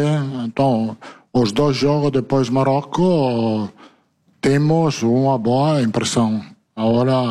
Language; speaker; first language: Portuguese; non-native, learner; Italian